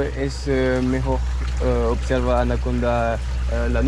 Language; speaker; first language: Spanish; non-native, learner; French